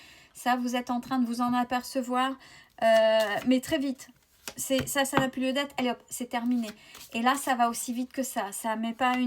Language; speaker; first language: French; native; French